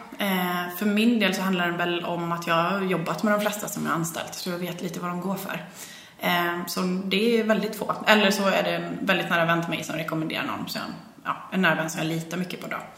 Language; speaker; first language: Swedish; native; Swedish